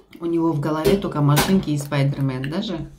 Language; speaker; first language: Russian; native; Russian